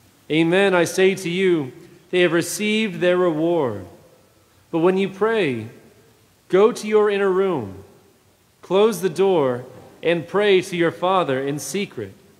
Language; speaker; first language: English; native; English